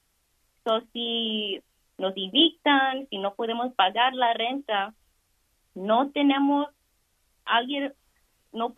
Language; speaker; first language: Spanish; early bilingual, heritage; Spanish